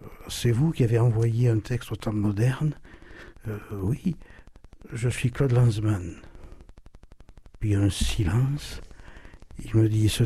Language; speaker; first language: French; non-native, local second language; German